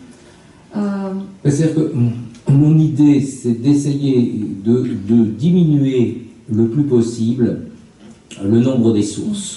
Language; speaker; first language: French; native; French